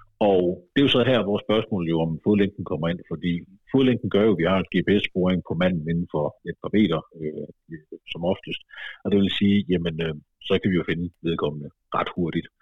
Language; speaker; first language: Danish; native; Danish